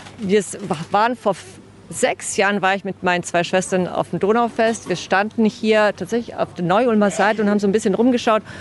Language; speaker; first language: German; early bilingual, other home language; Bosnian